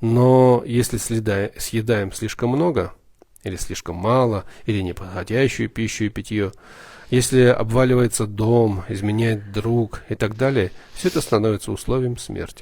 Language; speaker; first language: Russian; native; Russian